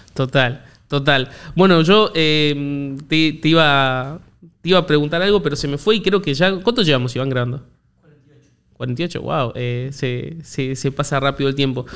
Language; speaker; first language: Spanish; native; Spanish